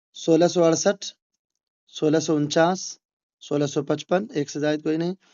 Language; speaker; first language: Urdu; native; Urdu